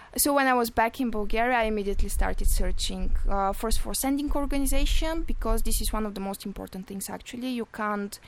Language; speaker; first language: English; non-native, fluent; Bulgarian